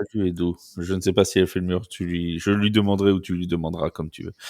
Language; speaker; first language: French; native; French